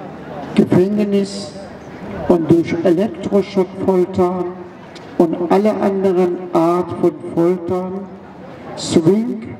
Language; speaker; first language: German; non-native, fluent; Persian